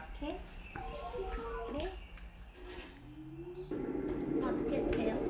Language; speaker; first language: Korean; non-native, learner; Vietnamese